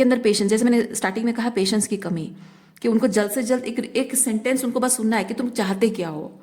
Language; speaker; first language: Hindi; native; Hindi